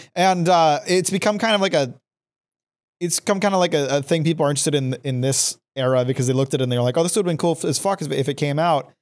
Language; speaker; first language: English; native; English